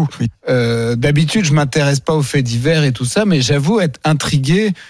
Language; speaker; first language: French; native; French